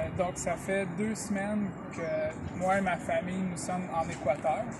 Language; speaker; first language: French; native; French